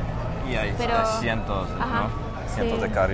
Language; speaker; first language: Spanish; non-native, fluent; English